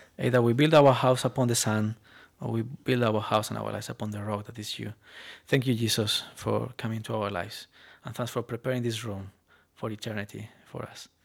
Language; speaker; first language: English; non-native, fluent; Spanish